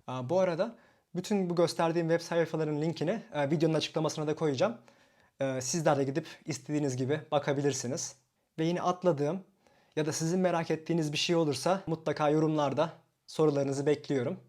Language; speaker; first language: Turkish; native; Turkish